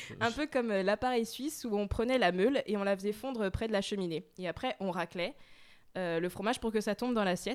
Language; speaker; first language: French; native; French